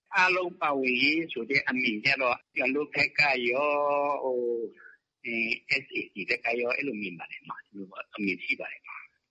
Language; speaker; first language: Burmese; non-native, local second language; Shan